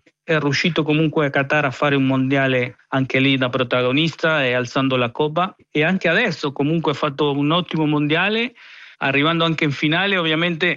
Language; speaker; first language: Italian; non-native, fluent; Spanish